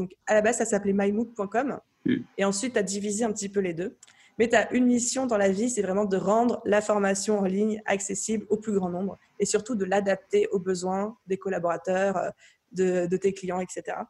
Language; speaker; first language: French; native; French